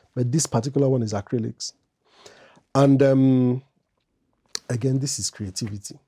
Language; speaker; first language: English; non-native, local second language; Igbo